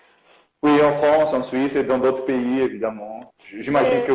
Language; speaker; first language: French; non-native, fluent; Portuguese